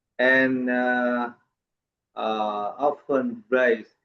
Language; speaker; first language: English; non-native, learner; Vietnamese